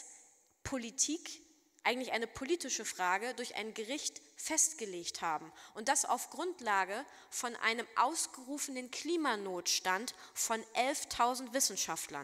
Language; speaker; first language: German; native; German